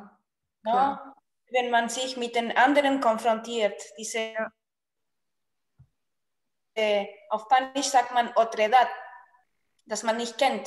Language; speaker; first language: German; non-native, fluent; Spanish